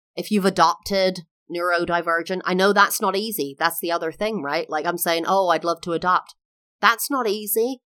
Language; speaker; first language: English; native; English